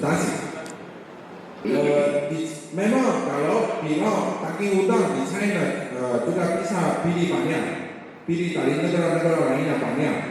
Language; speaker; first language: Indonesian; non-native, learner; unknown